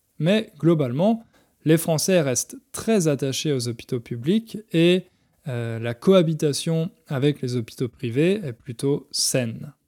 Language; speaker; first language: French; native; French